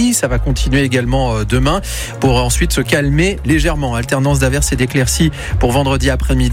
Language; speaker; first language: French; native; French